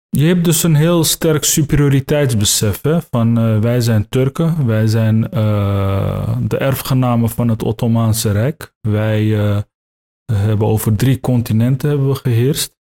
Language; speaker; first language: Dutch; early bilingual, other home language; Turkish